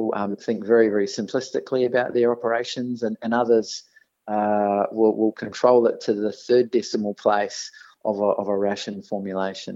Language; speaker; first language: English; native; English